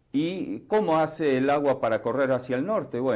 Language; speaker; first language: Spanish; native; Spanish